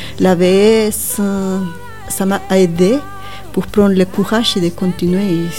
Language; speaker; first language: French; non-native, fluent; Spanish